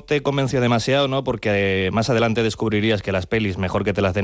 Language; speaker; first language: Spanish; native; Spanish